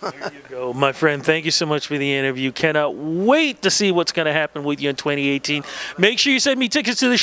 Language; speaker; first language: English; native; English